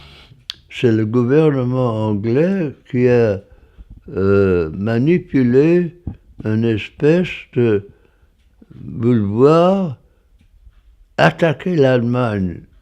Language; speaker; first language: French; non-native, fluent; English